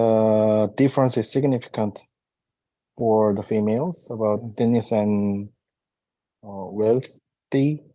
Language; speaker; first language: English; non-native, learner; Korean